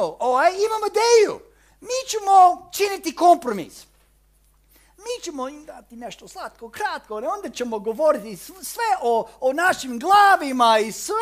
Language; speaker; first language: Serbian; early bilingual, heritage; Serbian